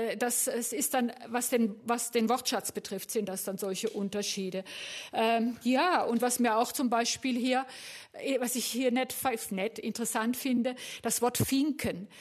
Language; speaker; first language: German; native; German